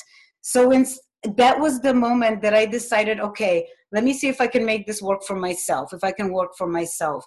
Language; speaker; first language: English; non-native, fluent; Polish